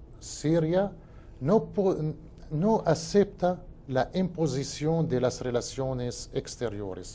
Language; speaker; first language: Spanish; non-native, fluent; Arabic